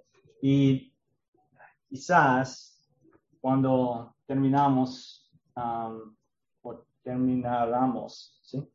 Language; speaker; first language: Spanish; non-native, learner; English